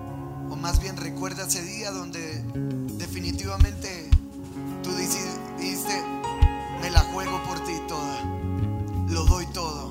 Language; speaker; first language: Spanish; native; Spanish